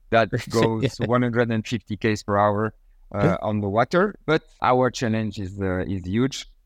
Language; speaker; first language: English; non-native, fluent; French